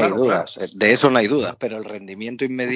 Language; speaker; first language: Spanish; native; Spanish